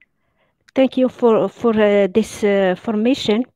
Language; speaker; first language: English; non-native, learner; Arabic